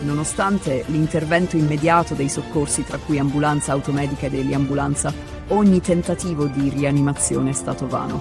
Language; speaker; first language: Italian; native; Italian